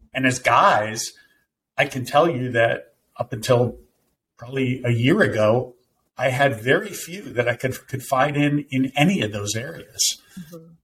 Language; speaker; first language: English; native; English